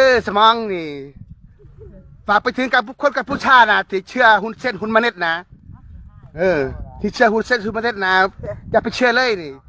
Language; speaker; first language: Thai; non-native, learner; Khmer